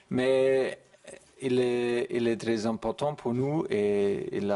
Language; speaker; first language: French; non-native, learner; German